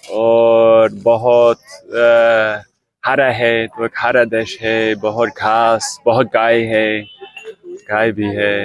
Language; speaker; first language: Hindi; non-native, learner; English